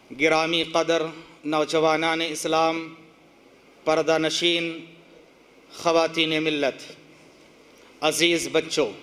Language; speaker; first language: Urdu; native; Urdu